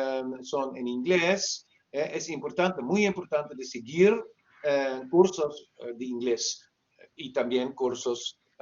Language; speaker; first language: Spanish; non-native, learner; Dutch